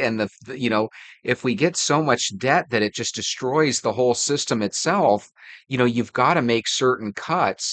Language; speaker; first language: English; native; English